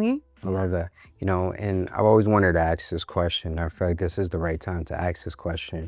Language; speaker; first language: English; native; English